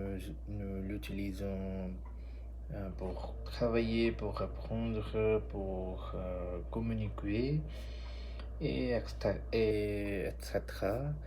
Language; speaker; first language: French; non-native, learner; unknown